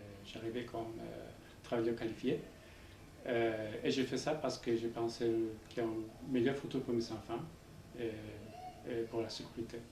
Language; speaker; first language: French; non-native, learner; English